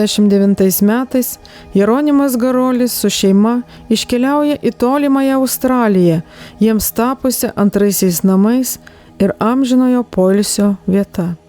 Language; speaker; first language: Lithuanian; native; Lithuanian